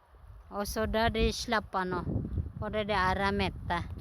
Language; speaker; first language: Norwegian; non-native, fluent; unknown